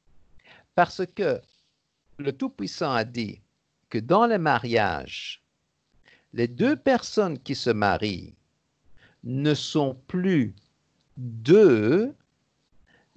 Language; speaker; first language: French; native; French